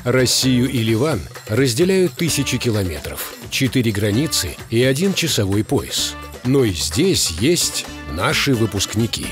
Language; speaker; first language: Russian; native; Russian